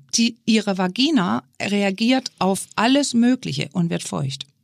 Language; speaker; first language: German; non-native, fluent; Danish